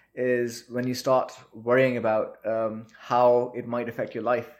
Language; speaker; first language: English; non-native, local second language; Urdu